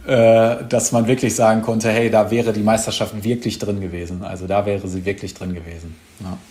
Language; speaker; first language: German; native; German